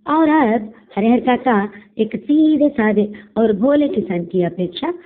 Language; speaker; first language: Hindi; non-native, local second language; Telugu